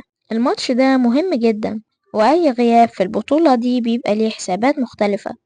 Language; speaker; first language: Arabic; native; Arabic